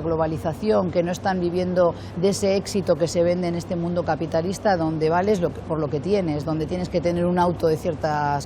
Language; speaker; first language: Spanish; native; Spanish